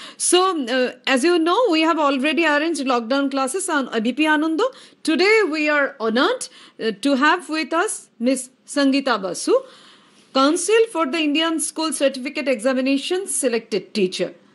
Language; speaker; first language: English; non-native, local second language; Bangla